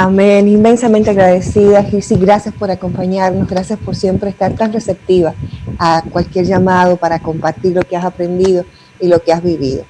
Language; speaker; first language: Spanish; native; Spanish